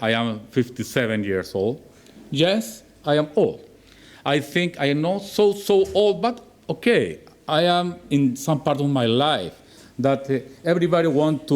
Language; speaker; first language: English; non-native, learner; Spanish